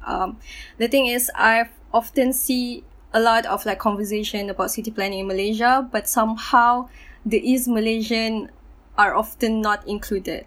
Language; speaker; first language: English; non-native, local second language; Malay